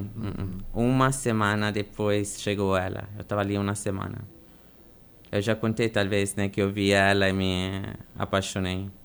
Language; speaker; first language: Portuguese; non-native, fluent; Italian